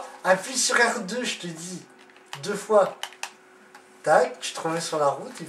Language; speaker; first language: French; native; French